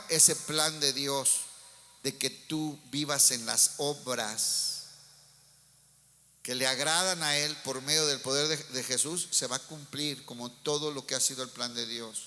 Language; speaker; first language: Spanish; native; Spanish